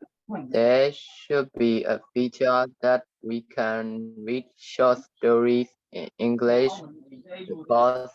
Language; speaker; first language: English; non-native, learner; Burmese